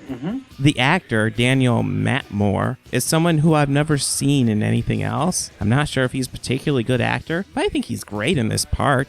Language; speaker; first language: English; native; English